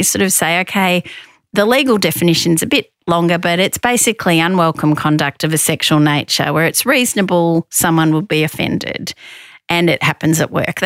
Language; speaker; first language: English; native; English